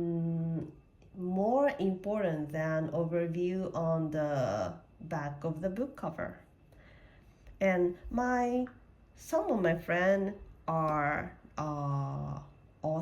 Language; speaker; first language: English; non-native, learner; Japanese